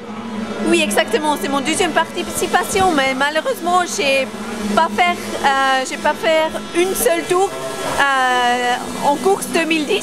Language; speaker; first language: French; non-native, local second language; German